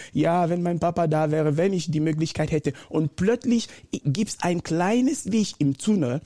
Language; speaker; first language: German; non-native, fluent; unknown